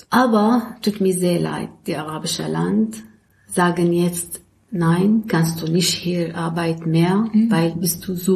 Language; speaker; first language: German; non-native, learner; Arabic